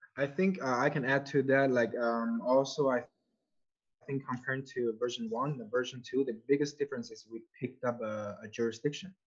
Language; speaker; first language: English; non-native, fluent; Chinese